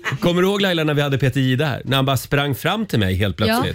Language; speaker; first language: Swedish; native; Swedish